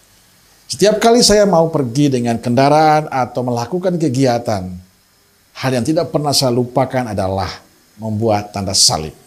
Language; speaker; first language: Indonesian; native; Indonesian